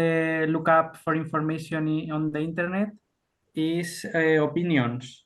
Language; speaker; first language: English; non-native, learner; Spanish